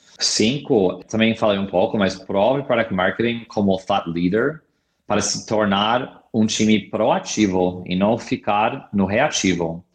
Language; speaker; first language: Portuguese; non-native, fluent; English